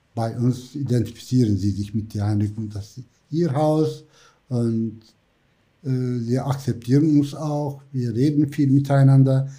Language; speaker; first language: German; non-native, fluent; Turkish